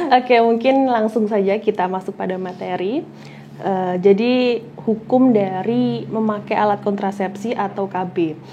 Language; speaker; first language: Indonesian; native; Indonesian